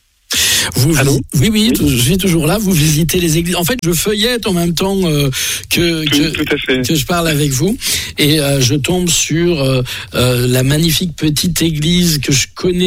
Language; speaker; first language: French; native; French